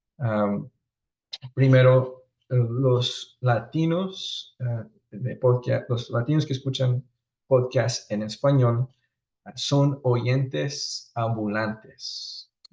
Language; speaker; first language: Spanish; early bilingual, heritage; Spanish